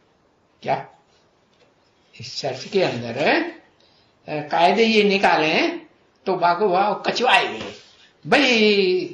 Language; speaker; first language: Hindi; native; Hindi